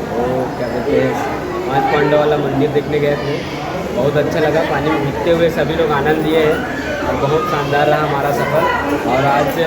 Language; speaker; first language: Hindi; native; Hindi